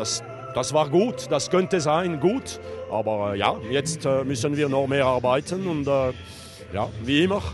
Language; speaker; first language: German; non-native, learner; French